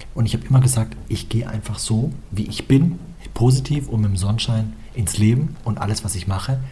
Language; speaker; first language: German; native; German